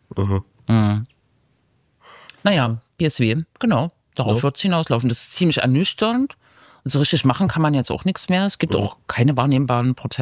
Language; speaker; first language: German; native; German